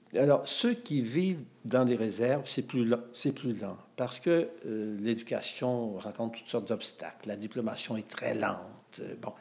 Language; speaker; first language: French; native; French